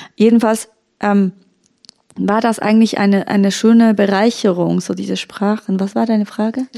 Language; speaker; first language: German; early bilingual, other home language; Turkish